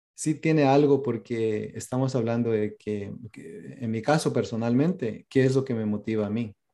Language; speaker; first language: Spanish; early bilingual, heritage; Spanish